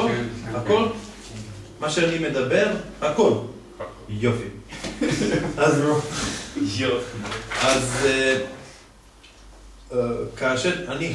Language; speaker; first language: Hebrew; non-native, fluent; Serbian